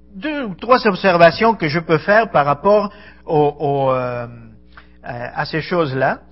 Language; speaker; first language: French; non-native, fluent; Spanish